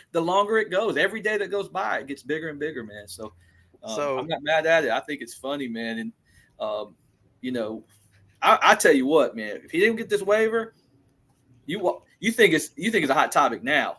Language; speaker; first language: English; native; English